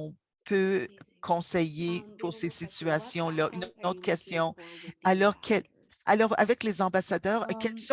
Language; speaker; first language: French; non-native, fluent; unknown